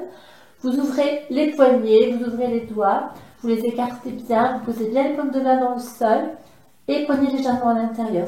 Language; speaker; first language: French; native; French